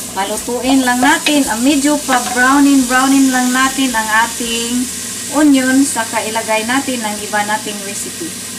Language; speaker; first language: Filipino; non-native, local second language; Cebuano